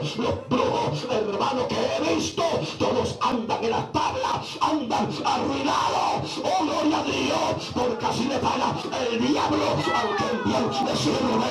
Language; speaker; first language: Spanish; native; Spanish